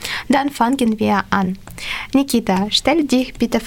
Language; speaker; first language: German; non-native, learner; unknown